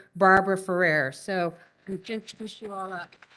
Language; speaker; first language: English; native; English